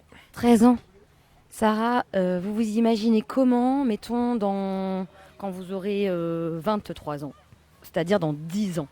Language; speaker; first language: French; native; French